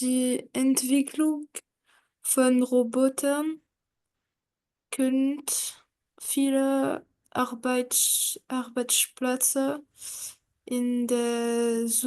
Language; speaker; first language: German; non-native, learner; French